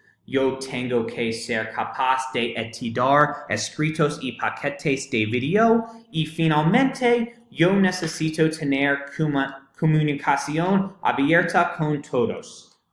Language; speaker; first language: Spanish; non-native, learner; English